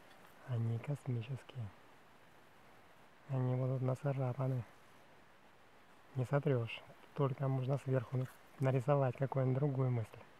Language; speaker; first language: Russian; native; Russian